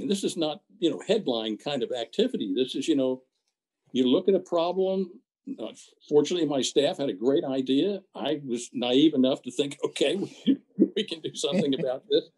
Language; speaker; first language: English; native; English